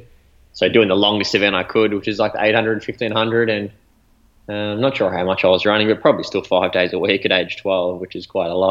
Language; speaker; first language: English; native; English